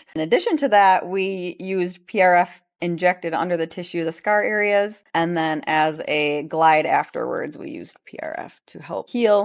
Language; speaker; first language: English; native; English